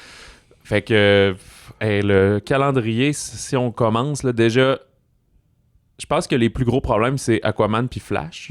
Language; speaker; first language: French; native; French